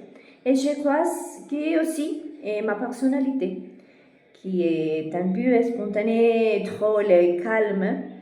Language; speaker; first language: French; non-native, fluent; Spanish